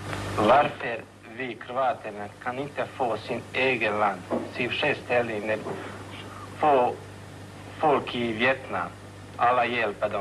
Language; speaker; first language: Swedish; non-native, learner; Croatian